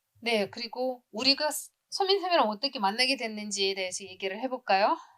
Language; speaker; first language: Korean; non-native, fluent; Uzbek